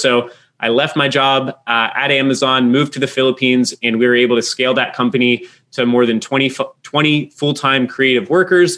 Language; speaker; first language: English; native; English